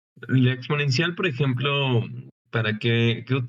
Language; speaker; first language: Spanish; native; Spanish